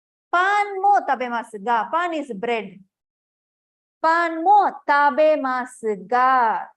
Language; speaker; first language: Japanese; non-native, fluent; Tamil